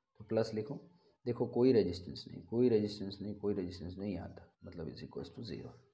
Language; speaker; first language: Hindi; non-native, local second language; Gujarati